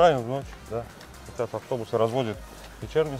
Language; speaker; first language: Russian; native; Russian